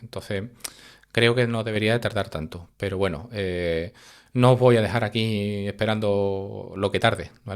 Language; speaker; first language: Spanish; native; Spanish